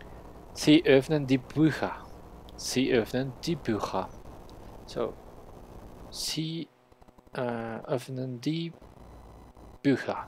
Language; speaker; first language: German; non-native, learner; Spanish